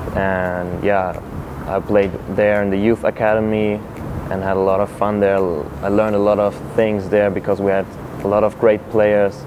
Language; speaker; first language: English; non-native, fluent; German